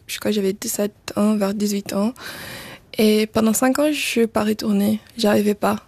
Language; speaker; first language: French; early bilingual, other home language; Portuguese